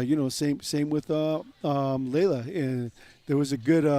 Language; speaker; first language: English; native; English